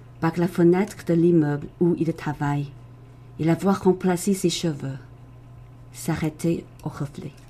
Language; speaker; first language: French; non-native, learner; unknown